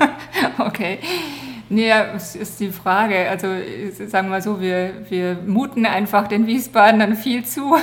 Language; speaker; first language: German; native; German